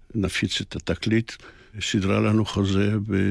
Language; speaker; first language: Hebrew; early bilingual, other home language; Polish